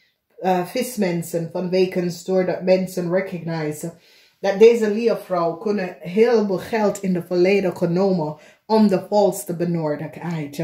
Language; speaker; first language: Dutch; non-native, fluent; English